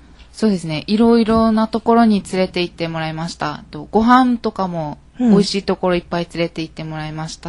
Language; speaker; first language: Japanese; native; Japanese